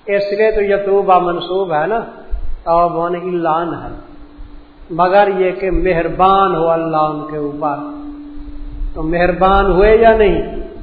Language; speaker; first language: Urdu; non-native, local second language; Punjabi